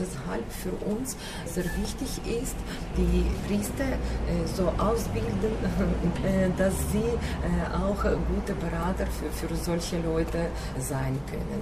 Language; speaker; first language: German; non-native, fluent; Ukrainian